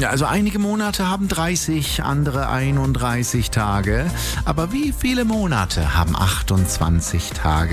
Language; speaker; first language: German; native; German